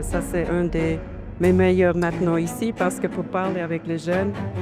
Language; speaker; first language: French; non-native, learner; German